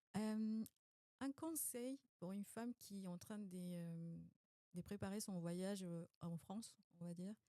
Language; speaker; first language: French; non-native, fluent; Spanish